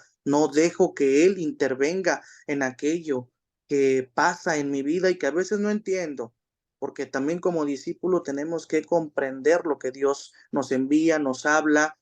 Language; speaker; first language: Spanish; native; Spanish